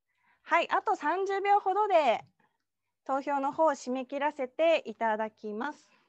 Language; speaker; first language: Japanese; native; Japanese